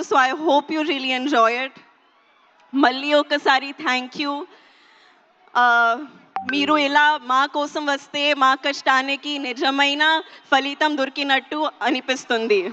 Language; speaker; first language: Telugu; non-native, local second language; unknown